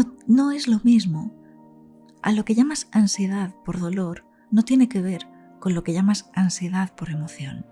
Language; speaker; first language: Spanish; native; Spanish